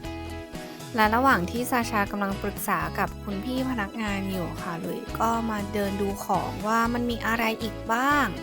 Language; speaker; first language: Thai; native; Thai